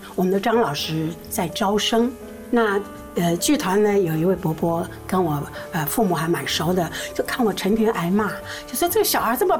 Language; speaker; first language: Chinese; non-native, local second language; Min Nan Chinese